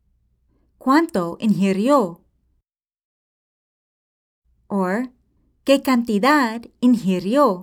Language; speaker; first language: Spanish; non-native, fluent; English